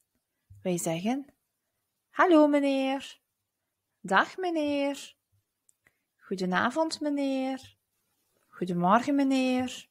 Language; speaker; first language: Dutch; early bilingual, other home language; Turkish